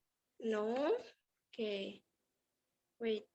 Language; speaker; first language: English; non-native, learner; Indonesian